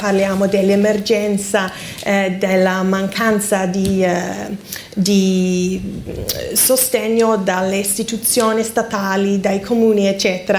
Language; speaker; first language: Italian; non-native, fluent; English